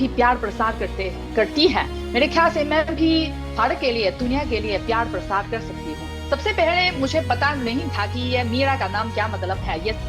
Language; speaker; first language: Hindi; non-native, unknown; Chinese